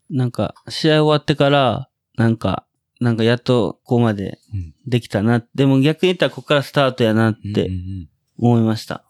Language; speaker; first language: Japanese; native; Japanese